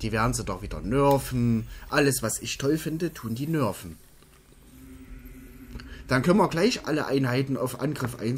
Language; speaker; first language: German; native; German